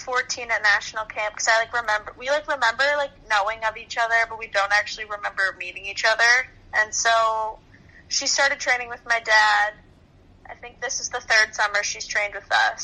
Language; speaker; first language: English; native; English